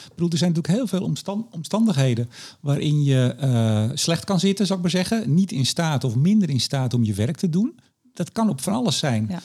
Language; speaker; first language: Dutch; native; Dutch